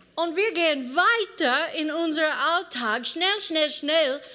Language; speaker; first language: German; non-native, fluent; English